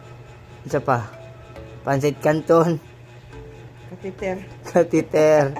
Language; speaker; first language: Filipino; native; Filipino